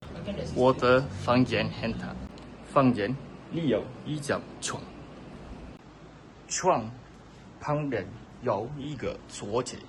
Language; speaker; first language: Chinese; non-native, learner; Malay